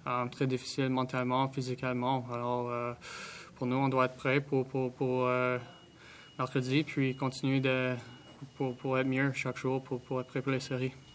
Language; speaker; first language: French; non-native, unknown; English